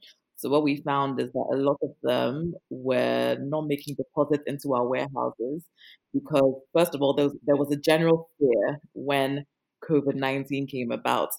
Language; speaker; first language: English; non-native, local second language; Akan